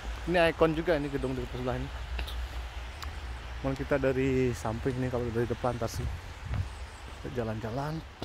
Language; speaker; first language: Indonesian; non-native, local second language; Javanese